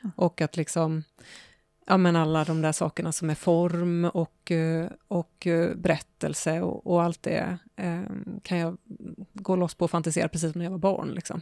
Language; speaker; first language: Swedish; native; Swedish